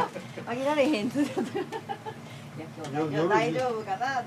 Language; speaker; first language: Japanese; native; Japanese